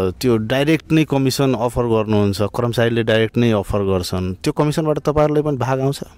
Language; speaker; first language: Nepali; non-native, local second language; Bhojpuri